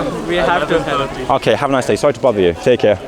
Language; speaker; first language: English; native; English